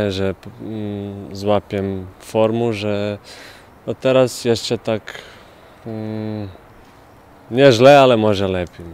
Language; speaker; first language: Polish; non-native, fluent; Bosnian